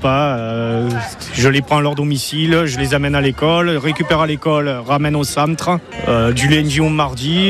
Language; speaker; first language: French; native; French